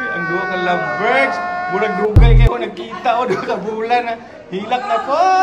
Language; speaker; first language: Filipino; non-native, local second language; Cebuano